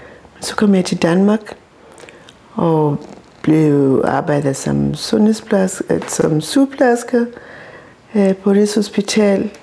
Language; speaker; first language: Danish; non-native, local second language; Masai